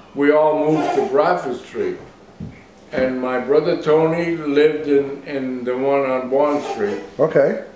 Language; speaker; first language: English; native; English